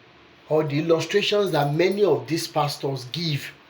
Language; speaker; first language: English; non-native, local second language; Yoruba